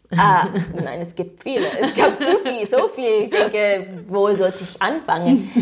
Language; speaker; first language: German; non-native, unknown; English